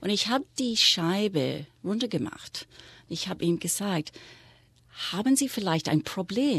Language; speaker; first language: German; non-native, fluent; English